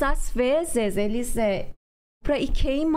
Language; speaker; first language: Portuguese; non-native, learner; Persian